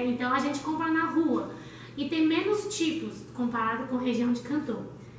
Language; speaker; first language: Portuguese; non-native, learner; Chinese